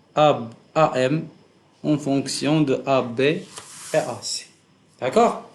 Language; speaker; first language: French; non-native, local second language; Arabic